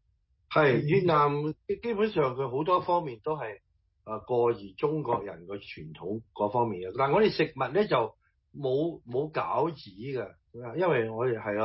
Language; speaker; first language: Chinese; early bilingual, heritage; Cantonese